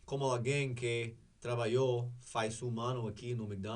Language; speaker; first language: Portuguese; non-native, fluent; English